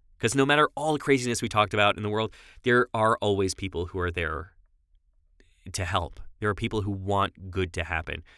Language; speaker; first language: English; native; English